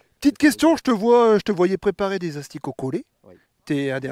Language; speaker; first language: French; native; French